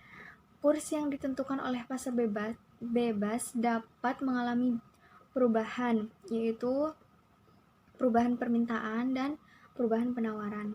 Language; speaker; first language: Indonesian; native; Indonesian